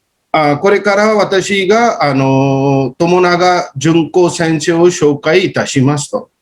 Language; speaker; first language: Japanese; non-native, fluent; Hindi